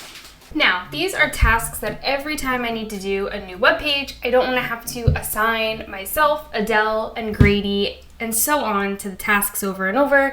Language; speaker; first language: English; native; English